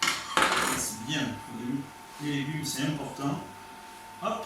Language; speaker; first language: French; native; French